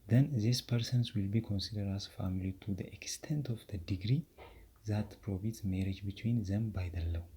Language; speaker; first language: English; non-native, local second language; Amharic